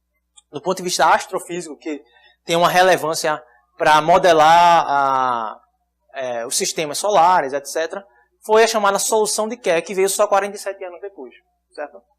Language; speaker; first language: Portuguese; native; Portuguese